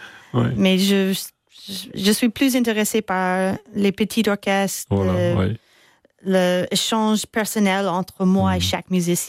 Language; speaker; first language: French; non-native, fluent; English